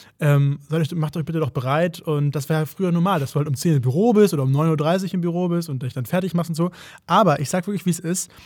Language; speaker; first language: German; native; German